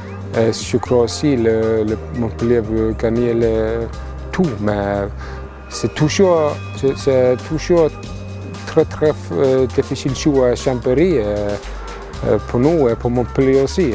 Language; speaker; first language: French; non-native, learner; Icelandic